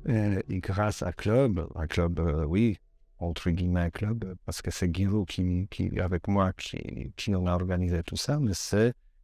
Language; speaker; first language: French; non-native, learner; Polish